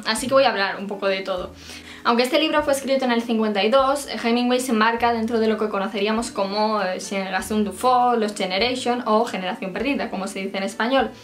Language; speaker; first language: Spanish; native; Spanish